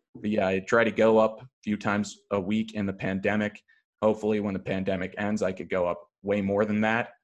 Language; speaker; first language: English; native; English